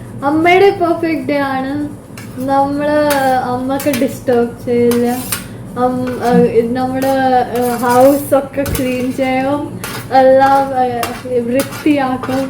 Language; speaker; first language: Malayalam; early bilingual, heritage; Malayalam